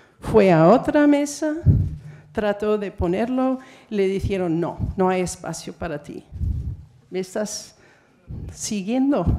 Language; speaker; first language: Spanish; non-native, fluent; English